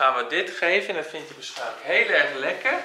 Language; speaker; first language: Dutch; native; Dutch